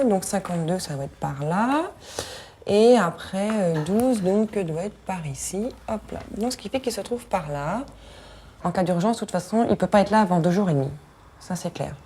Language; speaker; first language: French; native; French